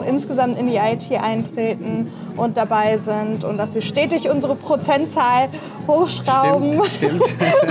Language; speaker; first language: German; native; German